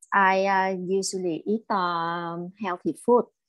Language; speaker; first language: English; non-native, learner; Vietnamese